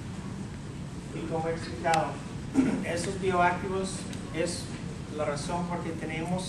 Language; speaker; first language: Spanish; early bilingual, heritage; English